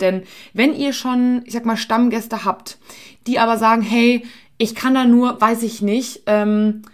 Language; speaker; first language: German; native; German